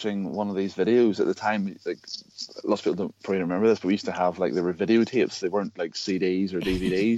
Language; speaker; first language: English; native; English